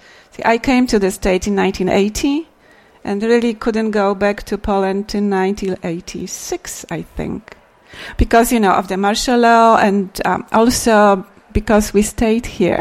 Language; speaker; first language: English; non-native, fluent; Polish